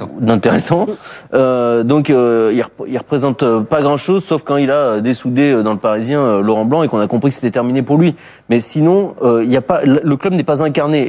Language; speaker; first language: French; native; French